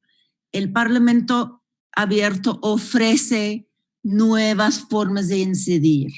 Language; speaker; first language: Spanish; non-native, fluent; English